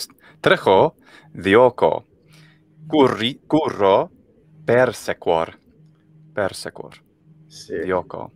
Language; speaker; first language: Greek; non-native, fluent; English